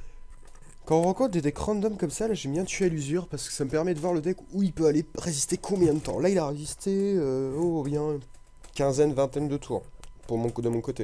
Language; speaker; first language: French; native; French